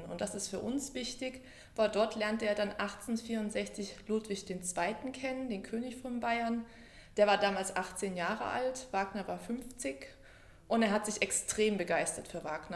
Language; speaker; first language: German; native; German